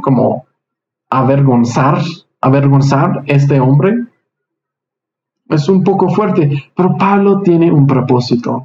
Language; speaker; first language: Spanish; non-native, fluent; English